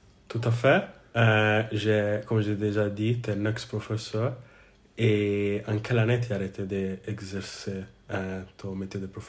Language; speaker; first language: French; non-native, learner; English